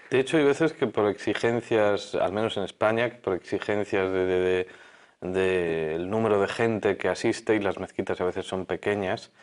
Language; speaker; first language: Spanish; native; Spanish